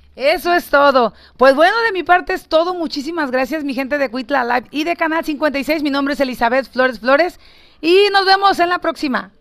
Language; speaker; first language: Spanish; native; Spanish